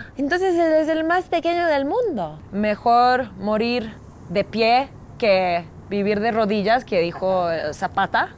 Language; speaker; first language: Spanish; non-native, fluent; Serbian